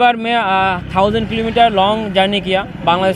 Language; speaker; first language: Hindi; non-native, learner; Bangla